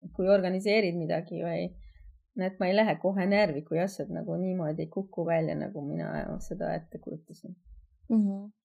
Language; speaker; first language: Estonian; non-native, fluent; Hungarian